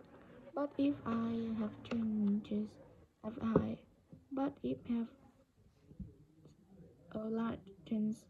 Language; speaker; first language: English; non-native, learner; Vietnamese